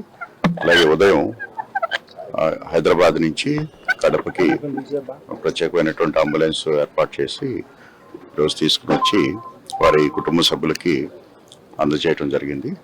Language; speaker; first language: Telugu; native; Telugu